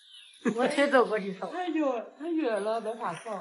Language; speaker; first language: Chinese; native; Chinese